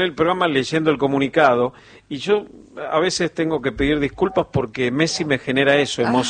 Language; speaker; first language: Spanish; native; Spanish